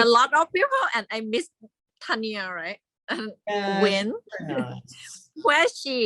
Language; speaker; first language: English; non-native, learner; Thai